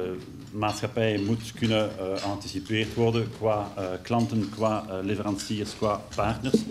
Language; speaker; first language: Dutch; non-native, local second language; French